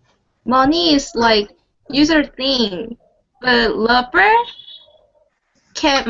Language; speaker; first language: English; non-native, learner; Korean